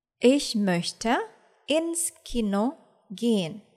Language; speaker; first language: German; non-native, fluent; Indonesian